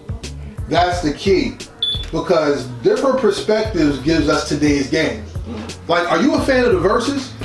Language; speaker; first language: English; native; English